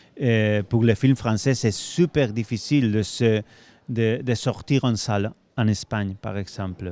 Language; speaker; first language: French; non-native, fluent; Spanish